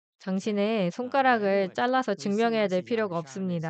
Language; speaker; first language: Korean; native; Korean